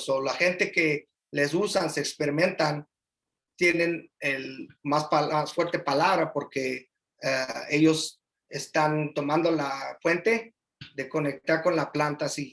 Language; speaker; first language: Spanish; early bilingual, heritage; English